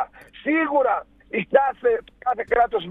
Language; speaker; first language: Greek; native; Greek